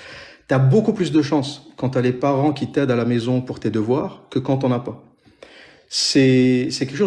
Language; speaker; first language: French; native; French